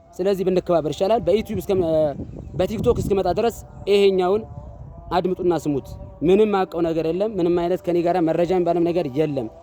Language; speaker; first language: Amharic; non-native, local second language; Sebat Bet Gurage